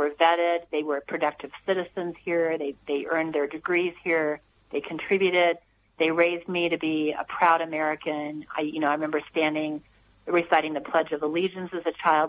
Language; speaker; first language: English; native; English